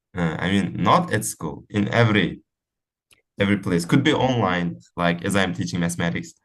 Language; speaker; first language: English; non-native, fluent; Uzbek